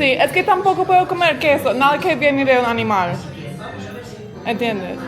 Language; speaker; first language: Spanish; non-native, learner; English